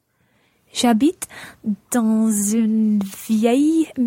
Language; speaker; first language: French; non-native, learner; English